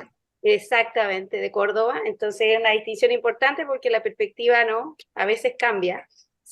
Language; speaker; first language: Spanish; native; Spanish